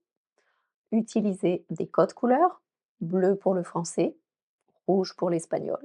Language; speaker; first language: French; native; French